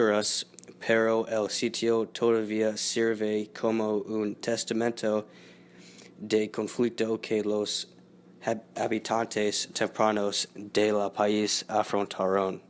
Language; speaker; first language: Spanish; non-native, learner; English